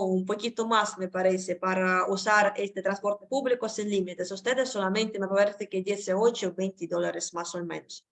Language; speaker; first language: Spanish; non-native, fluent; Russian